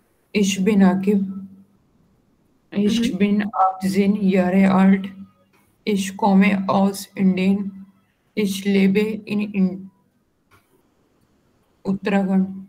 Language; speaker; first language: German; non-native, learner; Hindi